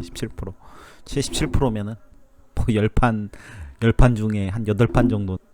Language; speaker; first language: Korean; native; Korean